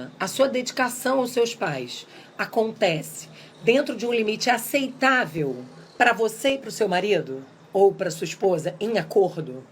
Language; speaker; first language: Portuguese; native; Portuguese